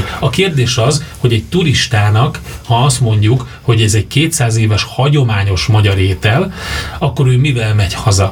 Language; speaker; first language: Hungarian; native; Hungarian